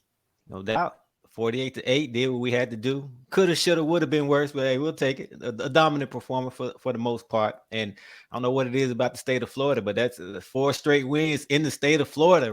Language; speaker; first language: English; native; English